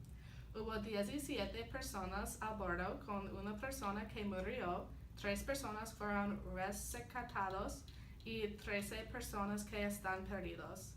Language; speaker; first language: Spanish; non-native, learner; English